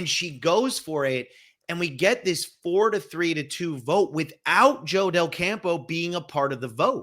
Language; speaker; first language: English; native; English